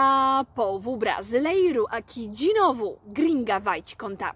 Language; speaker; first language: Portuguese; non-native, fluent; Polish